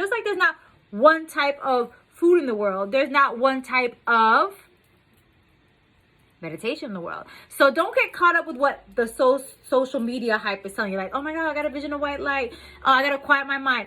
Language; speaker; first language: English; native; English